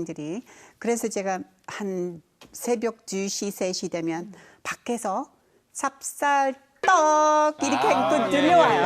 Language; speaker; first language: Korean; non-native, fluent; English